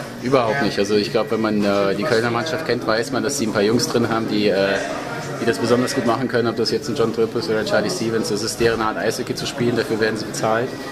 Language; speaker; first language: German; native; German